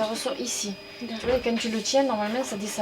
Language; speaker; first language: French; native; French